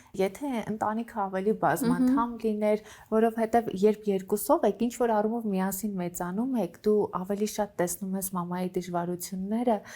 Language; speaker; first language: Armenian; native; Armenian